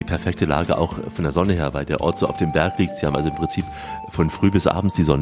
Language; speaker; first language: German; native; German